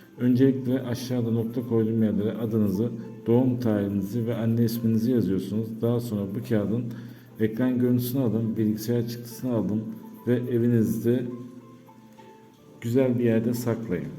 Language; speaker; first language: Turkish; native; Turkish